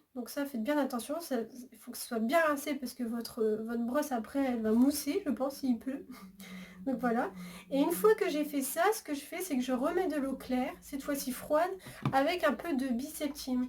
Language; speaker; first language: French; native; French